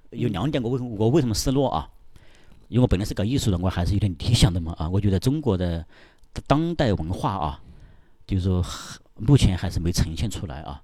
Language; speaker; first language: Chinese; native; Chinese